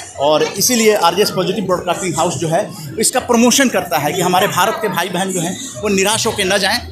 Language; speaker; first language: Hindi; native; Hindi